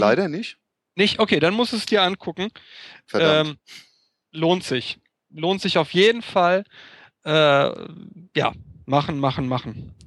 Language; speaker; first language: German; native; German